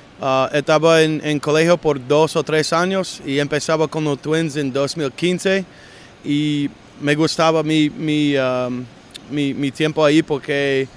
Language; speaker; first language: Spanish; non-native, learner; English